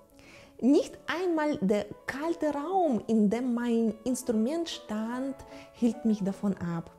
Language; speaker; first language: German; non-native, fluent; Russian